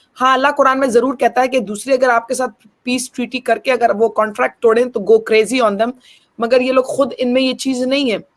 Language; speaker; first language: Hindi; early bilingual, heritage; Hindi